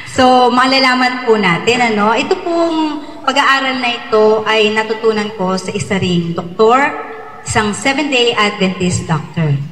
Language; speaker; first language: Filipino; native; Filipino